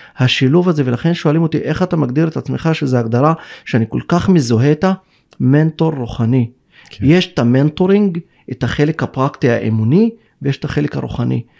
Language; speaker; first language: Hebrew; non-native, local second language; Arabic